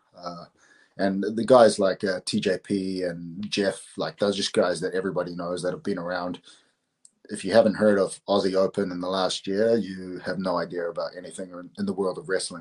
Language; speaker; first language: English; native; English